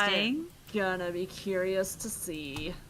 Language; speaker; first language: English; native; English